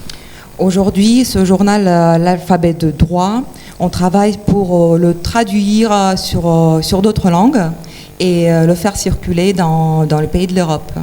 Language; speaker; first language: French; non-native, fluent; Ukrainian